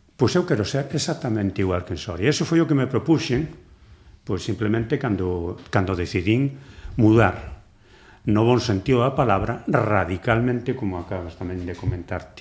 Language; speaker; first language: Galician; native; Galician